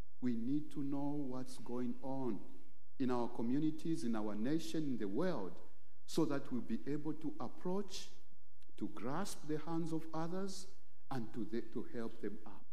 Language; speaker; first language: English; non-native, local second language; Bemba